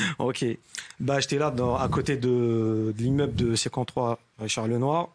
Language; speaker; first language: French; non-native, local second language; Arabic